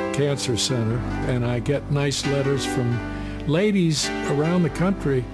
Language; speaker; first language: English; native; English